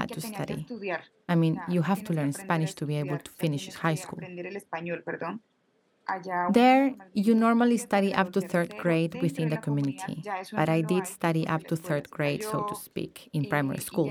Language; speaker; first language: English; non-native, fluent; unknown